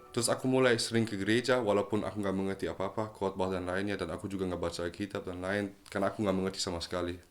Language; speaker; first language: Indonesian; early bilingual, heritage; German